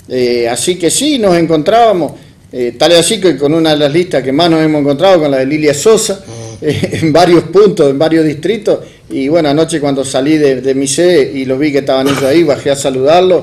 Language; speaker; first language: Spanish; native; Spanish